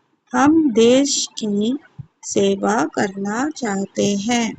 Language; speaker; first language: Hindi; non-native, local second language; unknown